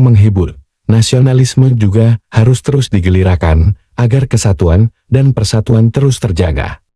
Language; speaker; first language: Indonesian; native; Indonesian